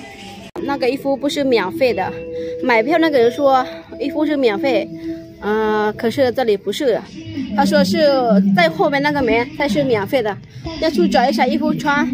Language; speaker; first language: Chinese; non-native, fluent; Lao